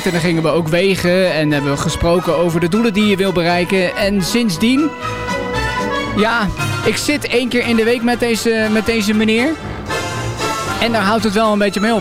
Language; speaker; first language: Dutch; native; Dutch